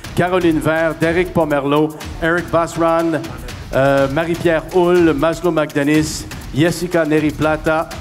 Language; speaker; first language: French; native; French